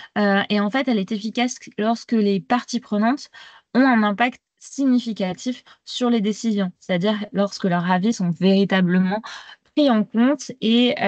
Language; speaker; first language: French; native; French